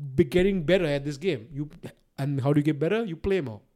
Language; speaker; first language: English; non-native, local second language; Sinhala